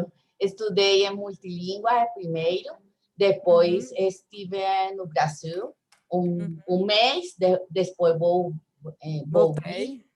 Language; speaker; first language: Portuguese; non-native, learner; Spanish